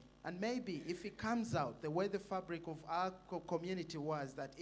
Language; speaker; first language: English; non-native, local second language; Ganda